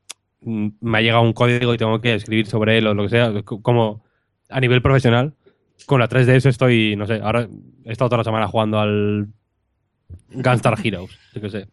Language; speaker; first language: Spanish; native; Spanish